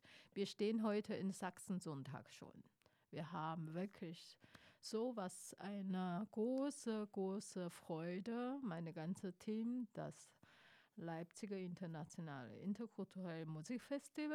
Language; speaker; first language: German; non-native, fluent; Chinese